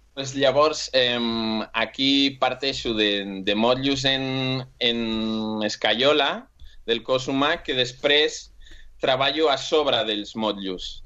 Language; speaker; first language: Catalan; non-native, fluent; Portuguese